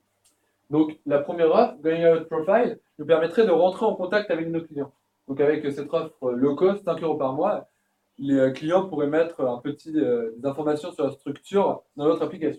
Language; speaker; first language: French; native; French